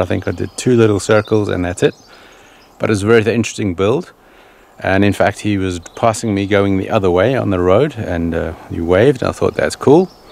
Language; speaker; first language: English; native; English